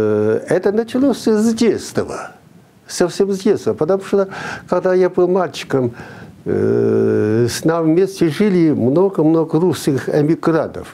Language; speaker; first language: Russian; non-native, fluent; Chinese